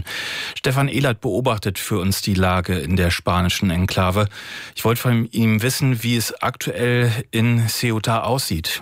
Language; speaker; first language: German; native; German